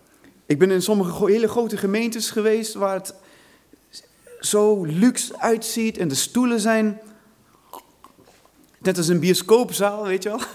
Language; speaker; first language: Dutch; non-native, fluent; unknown